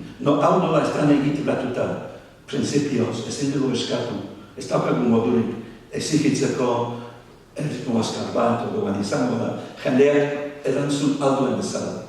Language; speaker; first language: Basque; non-native, fluent; English